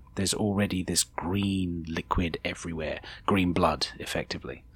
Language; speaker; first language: English; native; English